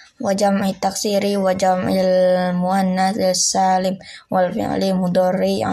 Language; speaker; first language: Arabic; non-native, learner; Indonesian